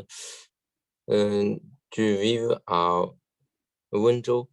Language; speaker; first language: French; non-native, learner; Chinese